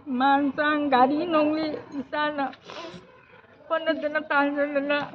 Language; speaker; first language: Manipuri; native; Manipuri